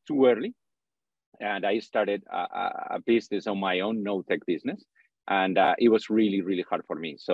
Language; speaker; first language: English; non-native, fluent; Spanish